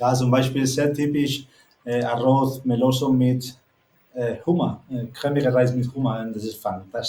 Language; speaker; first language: German; non-native, learner; Spanish